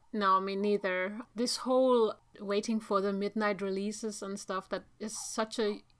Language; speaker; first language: English; non-native, fluent; Czech